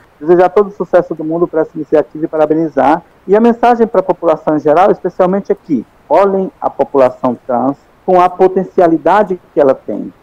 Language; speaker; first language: Portuguese; native; Portuguese